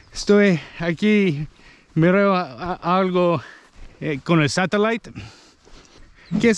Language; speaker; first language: Spanish; non-native, learner; English